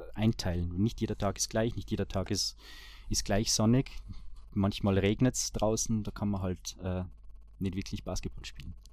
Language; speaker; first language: German; early bilingual, other home language; Bosnian